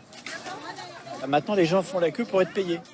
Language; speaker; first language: French; native; French